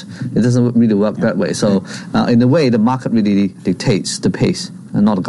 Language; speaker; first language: English; non-native, local second language; Cantonese